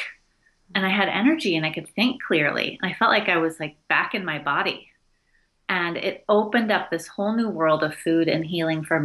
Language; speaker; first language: English; native; English